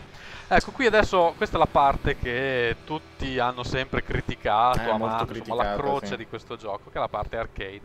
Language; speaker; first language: Italian; native; Italian